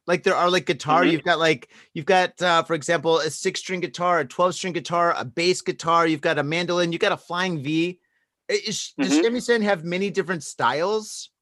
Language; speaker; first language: English; native; English